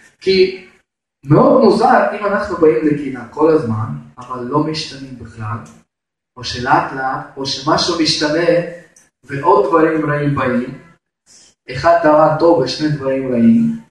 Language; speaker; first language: Hebrew; non-native, fluent; Russian